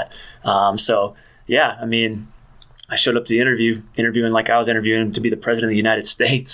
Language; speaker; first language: English; native; English